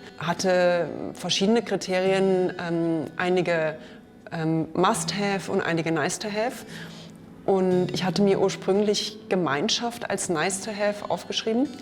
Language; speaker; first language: German; native; German